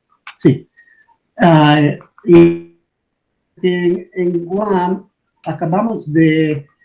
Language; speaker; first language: Spanish; non-native, fluent; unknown